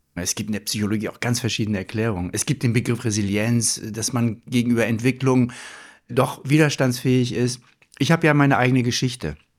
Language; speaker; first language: German; early bilingual, other home language; Turkish